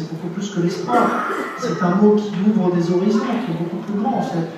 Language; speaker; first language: French; native; French